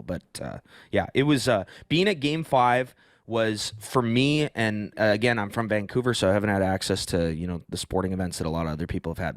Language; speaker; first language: English; native; English